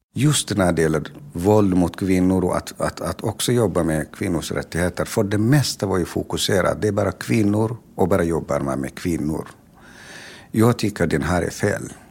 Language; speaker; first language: Swedish; non-native, fluent; Tigrinya